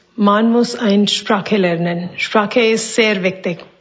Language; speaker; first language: German; non-native, fluent; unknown